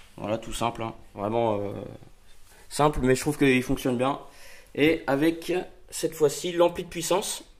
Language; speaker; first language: French; native; French